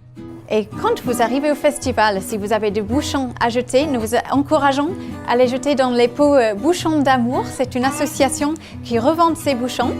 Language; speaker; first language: French; native; French